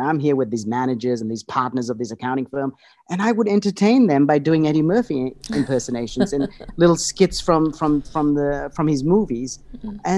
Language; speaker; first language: English; native; English